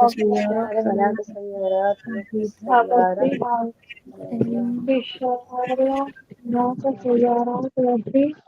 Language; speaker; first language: Arabic; non-native, learner; Hindi